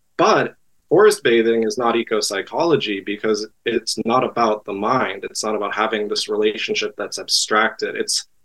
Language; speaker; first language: English; native; English